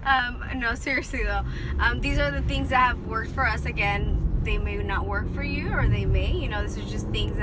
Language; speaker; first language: English; native; English